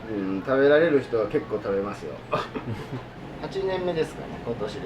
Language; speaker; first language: Japanese; native; Japanese